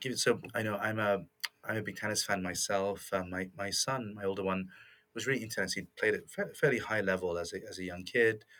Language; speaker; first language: English; native; English